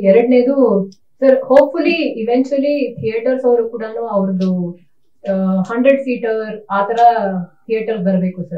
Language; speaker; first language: Kannada; native; Kannada